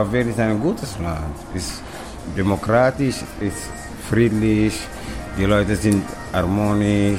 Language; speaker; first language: German; non-native, learner; Kabuverdianu